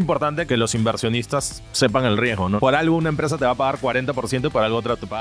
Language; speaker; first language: Spanish; native; Spanish